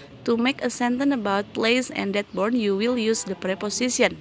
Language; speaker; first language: English; non-native, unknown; Indonesian